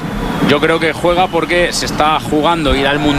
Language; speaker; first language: Spanish; native; Spanish